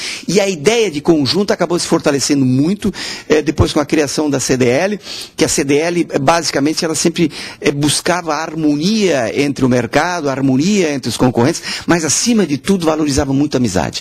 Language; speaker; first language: Portuguese; native; Portuguese